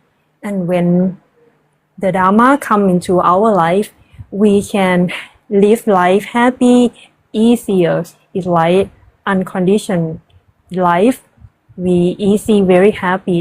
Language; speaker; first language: English; non-native, learner; Thai